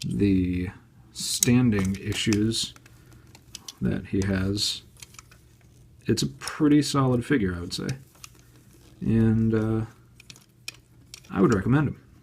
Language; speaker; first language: English; native; English